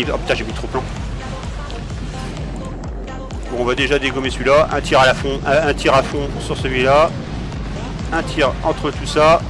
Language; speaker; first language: French; native; French